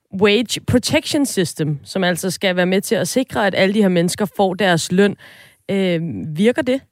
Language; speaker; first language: Danish; native; Danish